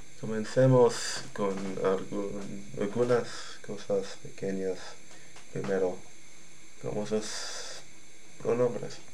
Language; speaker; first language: Spanish; non-native, learner; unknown